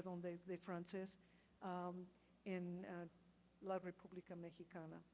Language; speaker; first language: Spanish; non-native, fluent; English